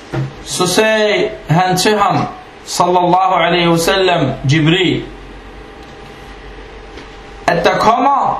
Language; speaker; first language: Danish; non-native, fluent; Arabic